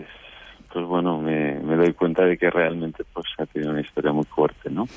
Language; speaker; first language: Spanish; native; Spanish